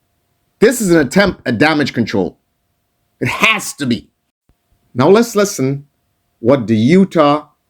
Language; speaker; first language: English; native; English